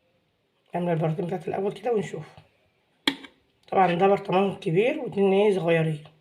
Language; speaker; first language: Arabic; native; Arabic